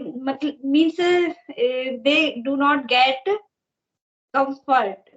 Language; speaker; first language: English; non-native, learner; Hindi